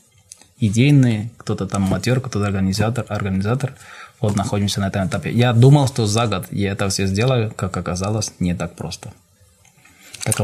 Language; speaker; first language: Russian; non-native, fluent; Spanish